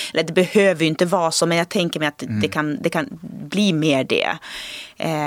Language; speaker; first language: Swedish; early bilingual, other home language; Portuguese